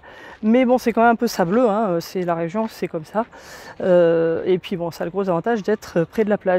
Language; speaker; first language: French; native; French